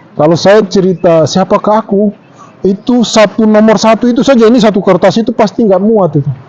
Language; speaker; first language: Indonesian; native; Indonesian